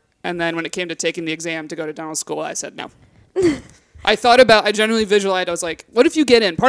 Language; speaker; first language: English; native; English